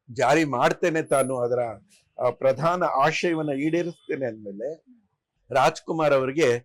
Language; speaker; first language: Kannada; native; Kannada